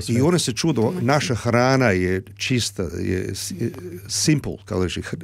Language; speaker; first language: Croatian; early bilingual, heritage; Serbian